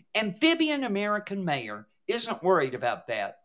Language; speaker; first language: English; native; English